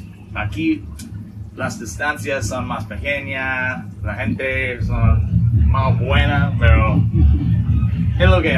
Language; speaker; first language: Spanish; non-native, learner; English